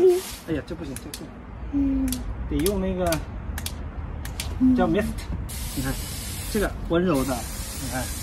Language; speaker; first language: Chinese; native; Chinese